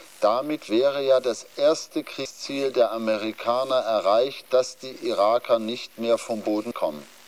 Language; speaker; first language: German; native; German